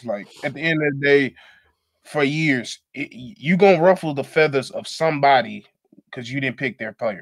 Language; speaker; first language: English; native; English